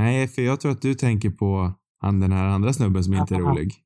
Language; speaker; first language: Swedish; native; Swedish